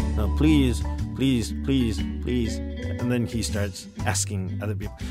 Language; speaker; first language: English; early bilingual, other home language; Japanese